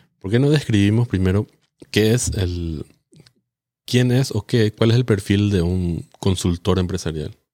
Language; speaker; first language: Spanish; native; Spanish